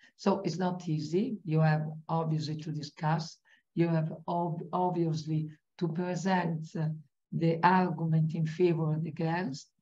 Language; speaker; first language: English; non-native, fluent; Italian